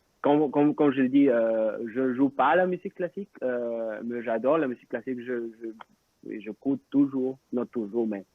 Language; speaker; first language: French; non-native, local second language; Spanish